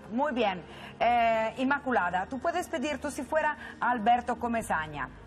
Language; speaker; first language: Spanish; non-native, fluent; Italian